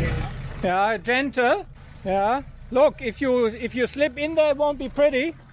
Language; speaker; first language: English; native; English